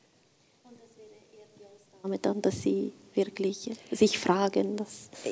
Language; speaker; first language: German; non-native, fluent; Italian